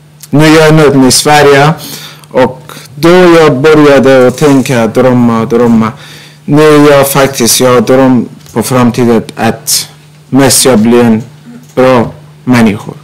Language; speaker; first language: Swedish; non-native, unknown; Persian